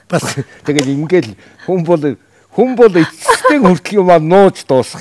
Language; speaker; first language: Mongolian; native; Mongolian